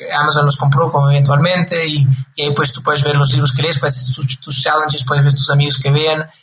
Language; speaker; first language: Spanish; non-native, fluent; Portuguese